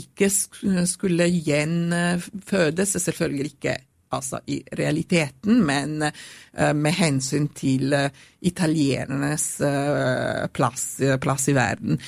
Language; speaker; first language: Norwegian; non-native, fluent; Italian